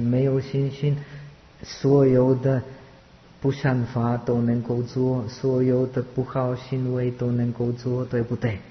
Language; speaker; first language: Chinese; non-native, fluent; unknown